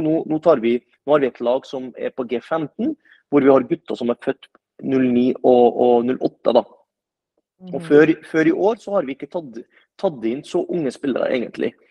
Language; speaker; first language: Norwegian; early bilingual, other home language; Arabic